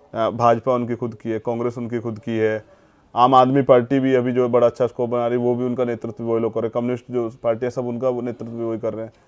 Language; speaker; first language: Hindi; native; Hindi